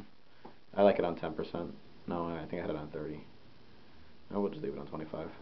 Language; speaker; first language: English; native; English